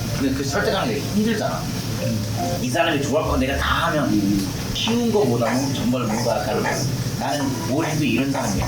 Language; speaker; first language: Korean; early bilingual, heritage; Korean